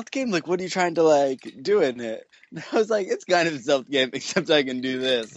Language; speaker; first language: English; native; English